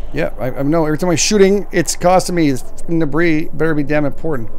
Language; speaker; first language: English; native; English